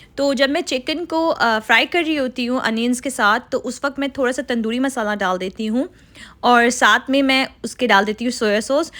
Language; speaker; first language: Urdu; native; Urdu